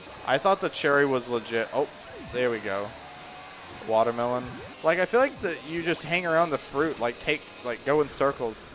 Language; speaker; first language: English; native; English